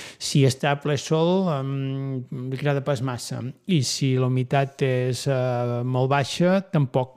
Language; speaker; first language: Catalan; native; Catalan